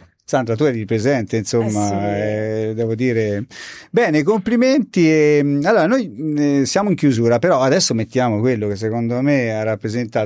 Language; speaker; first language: Italian; native; Italian